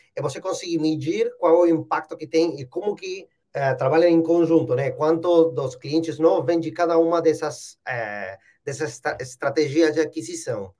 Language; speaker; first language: Portuguese; non-native, fluent; Spanish